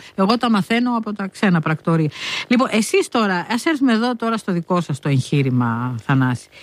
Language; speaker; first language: Greek; native; Greek